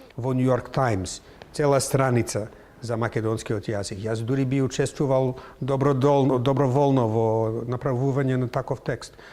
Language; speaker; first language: Macedonian; non-native, fluent; English